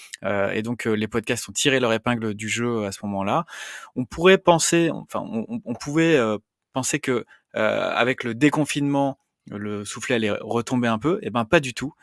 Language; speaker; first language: French; native; French